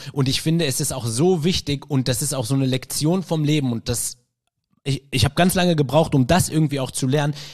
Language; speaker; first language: German; early bilingual, other home language; Arabic